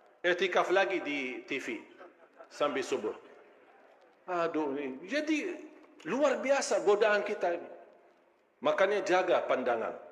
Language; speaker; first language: Malay; non-native, fluent; Arabic